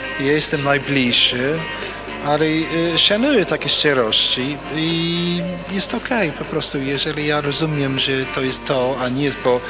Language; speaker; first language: Polish; non-native, fluent; English